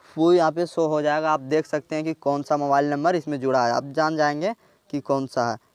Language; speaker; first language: Hindi; native; Hindi